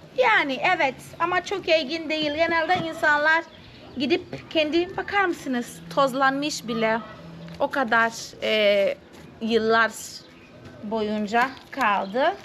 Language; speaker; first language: Turkish; non-native, fluent; Portuguese